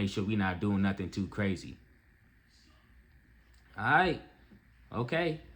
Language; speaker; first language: English; native; English